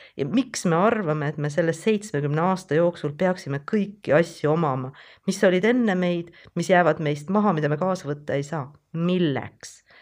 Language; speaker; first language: Estonian; native; Estonian